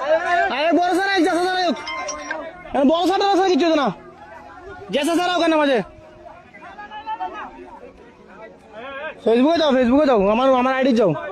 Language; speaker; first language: Hindi; non-native, learner; Bangla